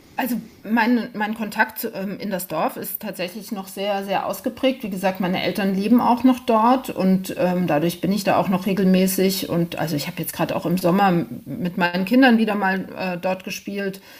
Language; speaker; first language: German; native; German